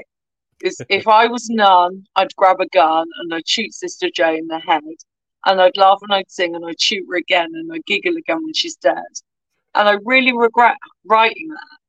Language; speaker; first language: English; native; English